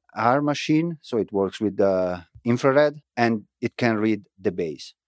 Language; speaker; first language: English; non-native, fluent; Italian